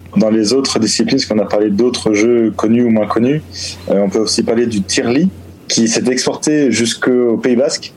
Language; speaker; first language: French; native; French